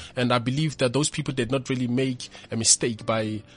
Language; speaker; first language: English; non-native, local second language; Northern Sotho